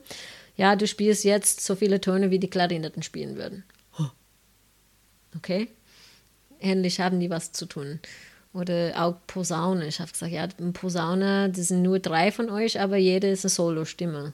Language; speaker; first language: German; non-native, fluent; English